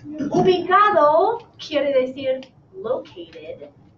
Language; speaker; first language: Spanish; non-native, fluent; English